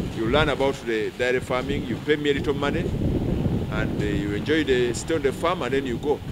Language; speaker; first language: English; non-native, local second language; Ganda